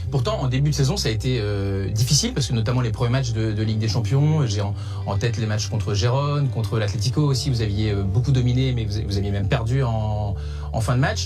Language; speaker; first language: French; native; French